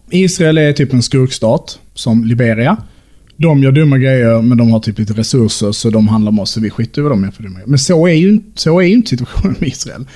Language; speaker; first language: Swedish; native; Swedish